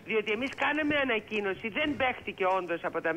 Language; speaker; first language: Greek; native; Greek